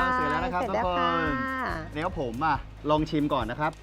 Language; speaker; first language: Thai; non-native, fluent; Chinese